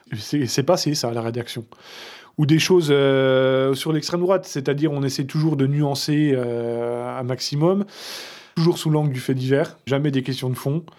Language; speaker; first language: French; native; French